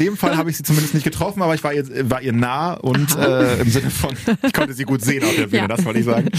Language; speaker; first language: German; native; German